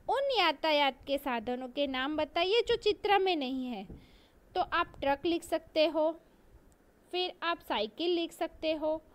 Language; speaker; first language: Hindi; non-native, local second language; Gujarati